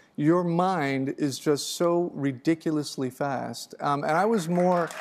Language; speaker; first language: English; native; English